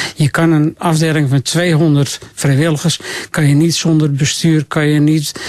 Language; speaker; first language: Dutch; native; Dutch